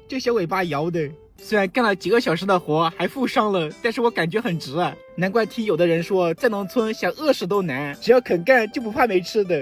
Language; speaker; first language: Chinese; native; Chinese